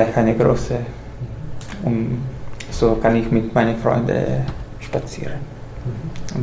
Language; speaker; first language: German; non-native, learner; Italian